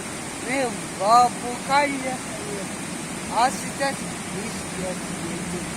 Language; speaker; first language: Russian; non-native, local second language; Kyrgyz